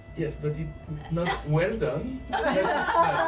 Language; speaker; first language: English; non-native, fluent; French